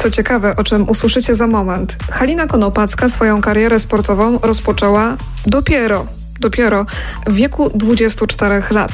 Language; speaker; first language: Polish; native; Polish